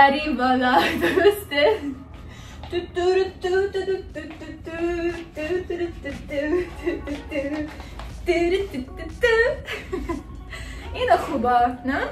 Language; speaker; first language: Persian; non-native, learner; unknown